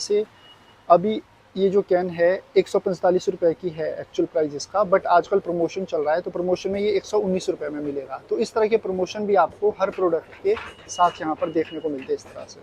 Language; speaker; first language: Hindi; native; Hindi